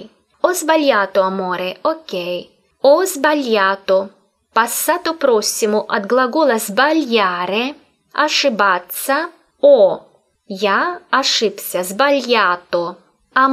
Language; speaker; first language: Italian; non-native, fluent; Russian